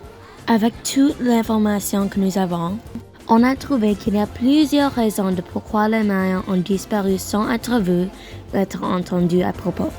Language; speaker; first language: French; non-native, local second language; English